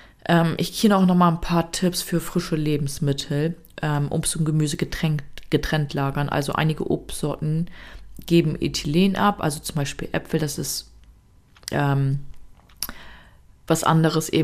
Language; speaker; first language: German; native; German